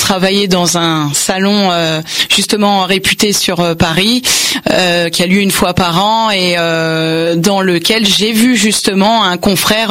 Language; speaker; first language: French; native; French